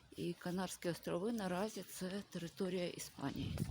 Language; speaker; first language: Ukrainian; native; Ukrainian